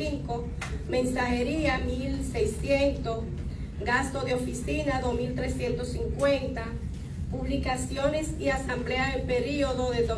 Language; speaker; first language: Spanish; native; Spanish